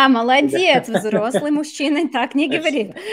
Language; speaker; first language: Russian; non-native, fluent; English